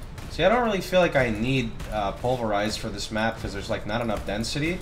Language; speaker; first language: English; native; English